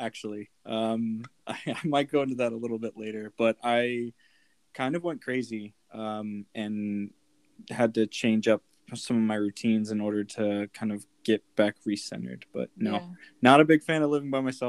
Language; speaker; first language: English; native; English